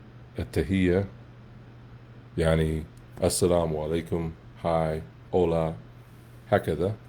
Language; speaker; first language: Arabic; non-native, fluent; English